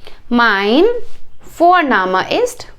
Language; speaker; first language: German; non-native, fluent; Hindi